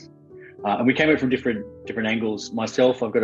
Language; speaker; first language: English; native; English